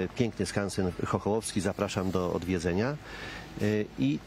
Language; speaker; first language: Polish; native; Polish